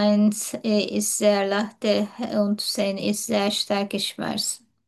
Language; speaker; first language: German; non-native, learner; Turkish